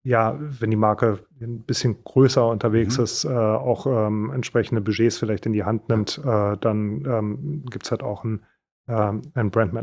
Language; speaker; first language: German; native; German